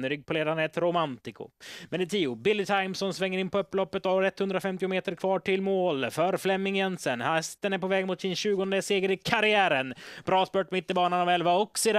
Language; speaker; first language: Swedish; native; Swedish